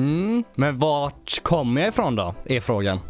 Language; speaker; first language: Swedish; native; Swedish